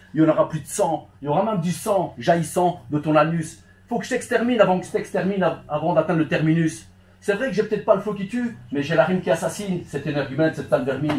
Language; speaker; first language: French; early bilingual, other home language; Turkish